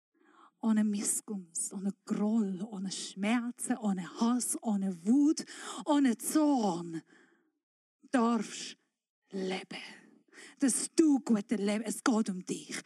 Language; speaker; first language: German; non-native, fluent; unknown